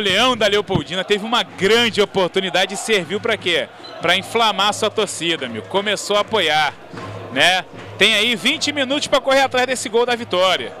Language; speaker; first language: Portuguese; native; Portuguese